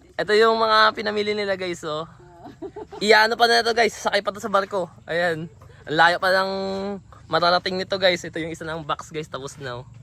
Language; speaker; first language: Filipino; native; Filipino